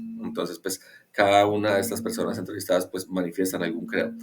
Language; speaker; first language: Spanish; native; Spanish